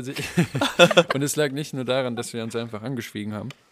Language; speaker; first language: German; native; German